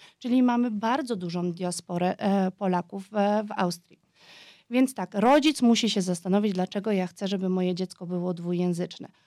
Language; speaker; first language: Polish; early bilingual, heritage; Polish